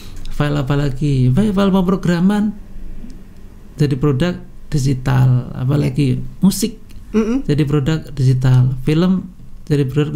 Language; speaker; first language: Indonesian; native; Indonesian